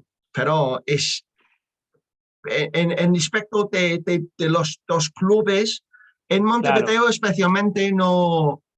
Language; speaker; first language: Spanish; non-native, learner; English